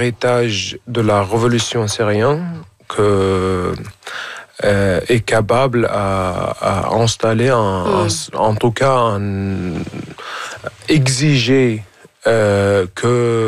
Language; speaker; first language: French; non-native, fluent; Arabic